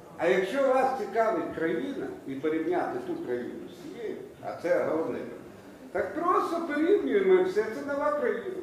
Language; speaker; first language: Ukrainian; non-native, local second language; Russian